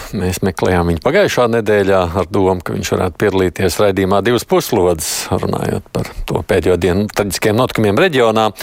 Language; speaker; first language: Latvian; native; Latvian